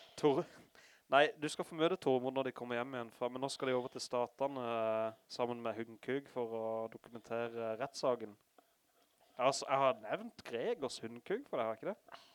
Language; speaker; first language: Norwegian; native; Norwegian